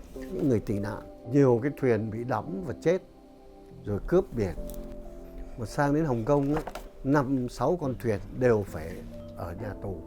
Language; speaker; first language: Vietnamese; native; Vietnamese